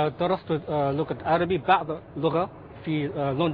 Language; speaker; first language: Arabic; non-native, learner; Filipino